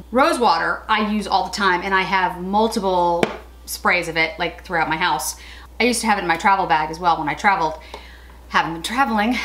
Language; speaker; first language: English; native; English